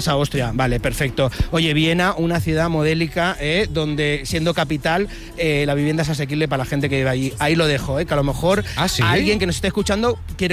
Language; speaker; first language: Spanish; native; Spanish